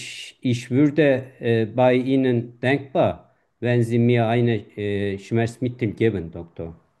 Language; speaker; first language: German; non-native, fluent; Turkish